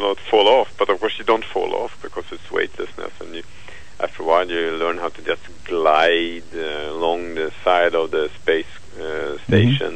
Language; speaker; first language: English; non-native, fluent; Swedish